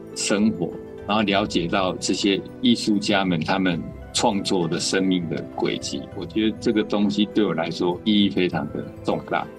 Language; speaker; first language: Chinese; native; Chinese